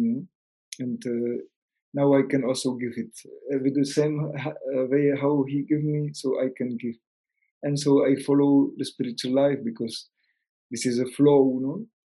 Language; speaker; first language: English; non-native, learner; Czech